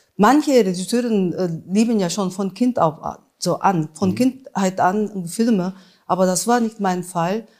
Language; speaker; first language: German; non-native, fluent; Korean